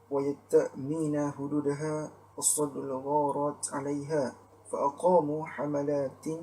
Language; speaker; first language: Arabic; non-native, learner; Malay